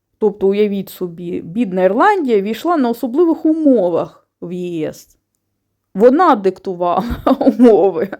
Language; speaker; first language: Ukrainian; non-native, local second language; Russian